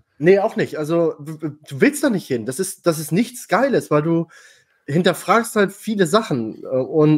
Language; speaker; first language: German; native; German